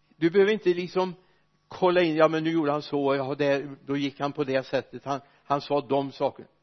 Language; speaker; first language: Swedish; native; Swedish